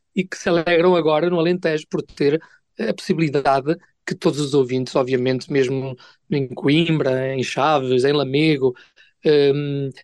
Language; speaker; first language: Portuguese; native; Portuguese